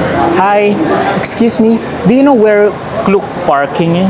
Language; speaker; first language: English; non-native, local second language; Filipino